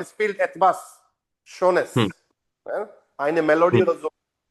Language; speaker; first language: German; non-native, fluent; Hindi